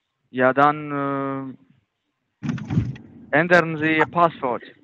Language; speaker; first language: German; non-native, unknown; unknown